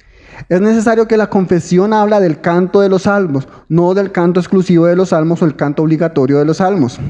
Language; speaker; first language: Spanish; native; Spanish